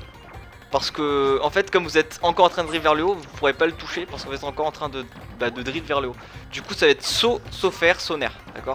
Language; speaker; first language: French; native; French